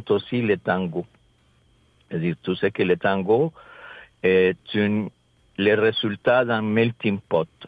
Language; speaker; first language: French; non-native, fluent; Spanish